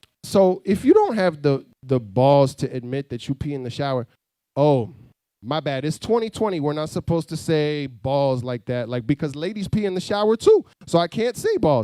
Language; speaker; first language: English; native; English